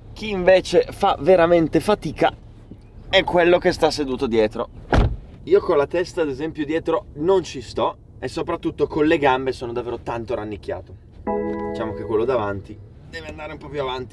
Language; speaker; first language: Italian; native; Italian